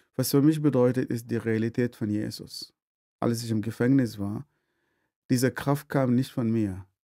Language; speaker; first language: German; non-native, fluent; Arabic